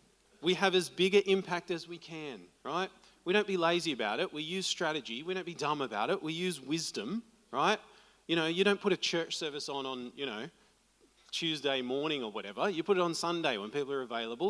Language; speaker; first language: English; native; English